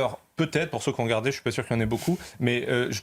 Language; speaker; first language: French; native; French